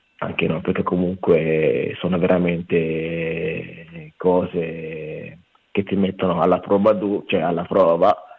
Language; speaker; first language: Italian; non-native, fluent; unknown